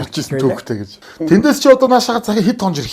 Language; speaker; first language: Mongolian; native; Mongolian